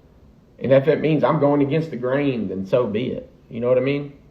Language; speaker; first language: English; native; English